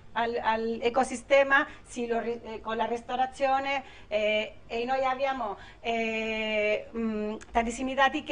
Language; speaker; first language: Italian; non-native, learner; Spanish